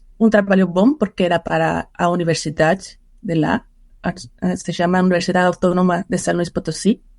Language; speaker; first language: Portuguese; non-native, fluent; Spanish